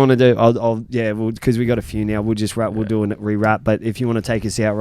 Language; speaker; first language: English; native; English